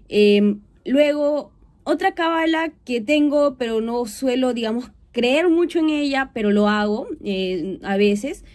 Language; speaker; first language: Spanish; native; Spanish